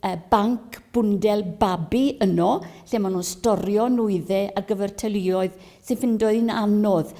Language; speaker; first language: Welsh; native; Welsh